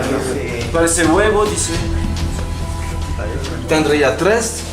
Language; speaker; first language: Spanish; non-native, fluent; French